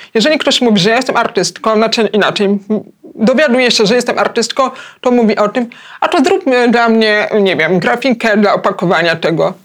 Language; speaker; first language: Polish; early bilingual, heritage; Polish